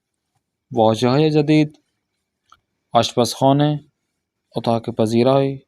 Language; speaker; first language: Persian; non-native, fluent; Urdu